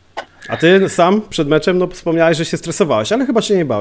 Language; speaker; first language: Polish; native; Polish